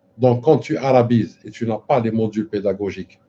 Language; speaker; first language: French; non-native, local second language; Arabic